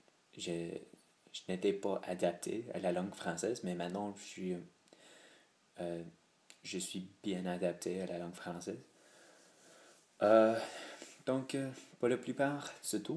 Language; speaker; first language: French; non-native, learner; English